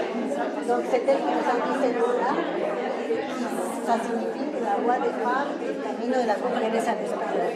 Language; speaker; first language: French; non-native, learner; Spanish